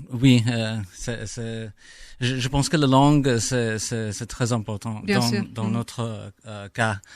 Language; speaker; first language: French; non-native, learner; English